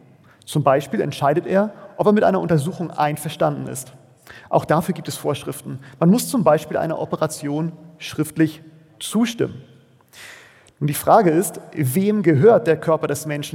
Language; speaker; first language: German; native; German